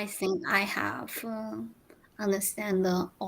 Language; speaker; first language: English; non-native, learner; Chinese